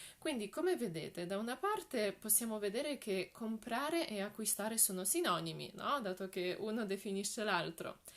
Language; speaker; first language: Italian; non-native, fluent; Polish